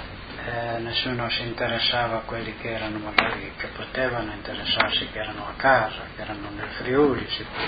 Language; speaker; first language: Italian; non-native, local second language; Slovenian